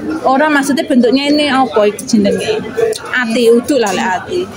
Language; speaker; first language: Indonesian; non-native, local second language; Javanese